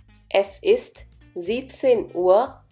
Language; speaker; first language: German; non-native, fluent; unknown